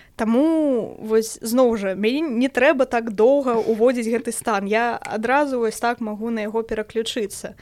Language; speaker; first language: Belarusian; non-native, local second language; Russian